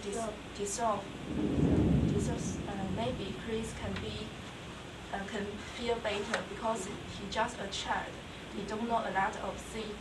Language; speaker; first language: English; non-native, learner; Chinese